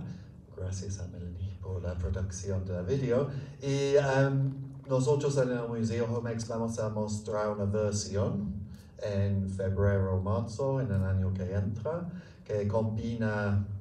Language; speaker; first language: Spanish; non-native, fluent; English